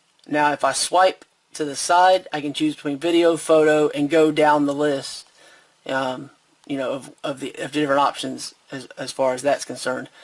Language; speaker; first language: English; native; English